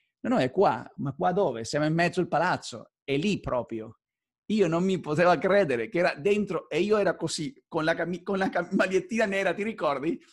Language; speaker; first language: Italian; non-native, fluent; Spanish